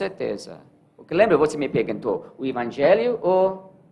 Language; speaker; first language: Portuguese; non-native, learner; English